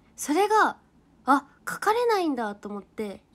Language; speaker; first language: Japanese; native; Japanese